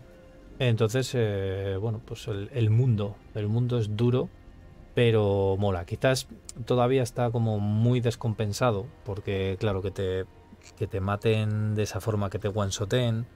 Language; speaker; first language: Spanish; native; Spanish